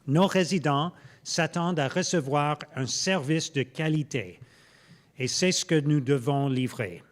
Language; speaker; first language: French; non-native, local second language; English